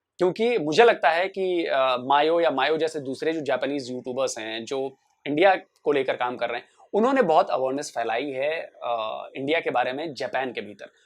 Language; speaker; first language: Hindi; native; Hindi